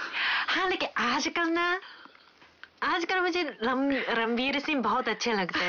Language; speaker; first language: Hindi; non-native, fluent; Japanese